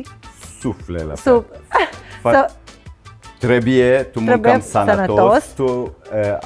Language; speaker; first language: Romanian; non-native, learner; Turkish